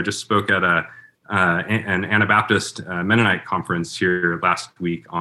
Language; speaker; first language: English; native; English